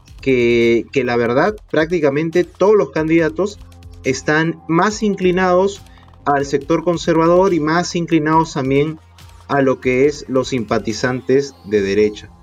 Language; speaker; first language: Spanish; native; Spanish